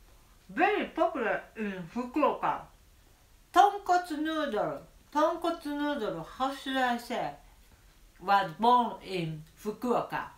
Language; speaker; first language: English; non-native, learner; Japanese